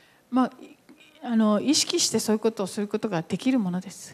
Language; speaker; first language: Japanese; native; Japanese